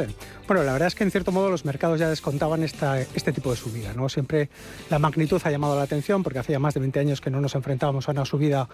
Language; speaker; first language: Spanish; native; Spanish